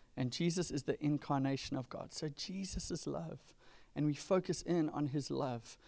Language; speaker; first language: English; native; English